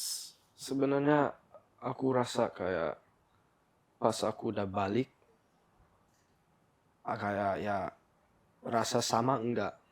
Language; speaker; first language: Indonesian; early bilingual, heritage; English